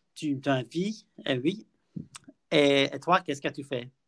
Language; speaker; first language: French; non-native, fluent; English